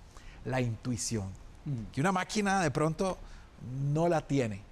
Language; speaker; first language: Spanish; native; Spanish